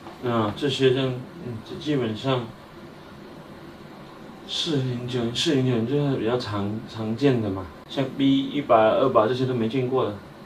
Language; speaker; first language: Chinese; native; Chinese